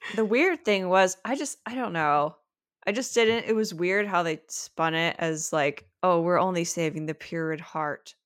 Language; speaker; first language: English; early bilingual, other home language; Italian